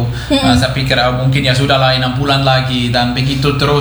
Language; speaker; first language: Indonesian; non-native, fluent; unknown